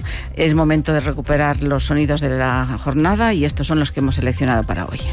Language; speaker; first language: Spanish; native; Spanish